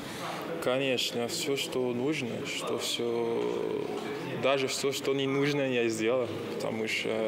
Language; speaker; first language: Russian; non-native, learner; Portuguese